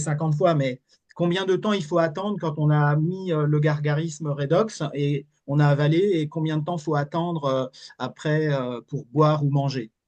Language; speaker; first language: French; native; French